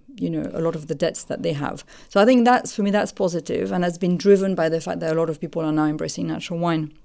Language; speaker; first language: English; non-native, fluent; French